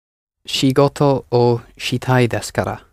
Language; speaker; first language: Japanese; non-native, learner; English